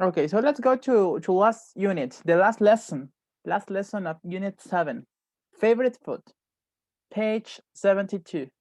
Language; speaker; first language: English; non-native, fluent; Spanish